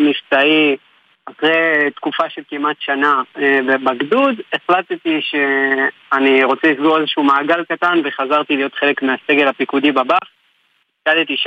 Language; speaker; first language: Hebrew; native; Hebrew